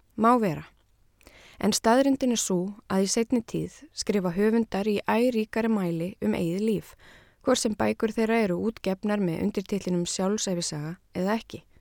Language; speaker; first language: Icelandic; native; Icelandic